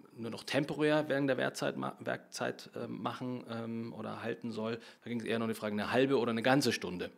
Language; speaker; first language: German; native; German